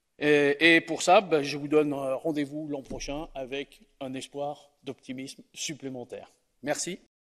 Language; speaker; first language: French; native; French